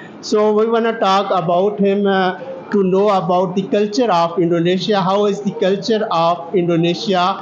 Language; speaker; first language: English; non-native, local second language; Urdu